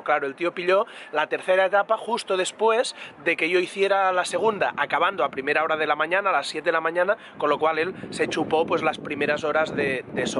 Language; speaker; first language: Spanish; native; Spanish